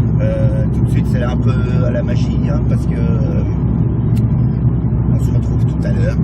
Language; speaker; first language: French; native; French